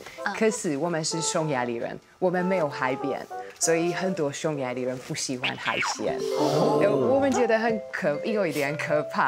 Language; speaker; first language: Chinese; non-native, learner; Hungarian